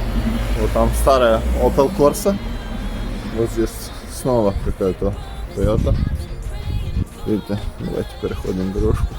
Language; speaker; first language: Russian; non-native, fluent; Serbian